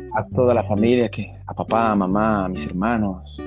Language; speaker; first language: Spanish; native; Spanish